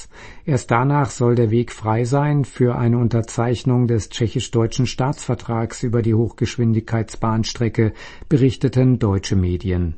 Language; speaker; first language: German; native; German